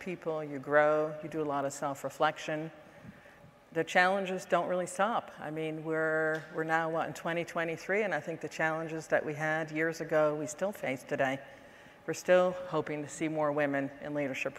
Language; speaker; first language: English; non-native, fluent; Dutch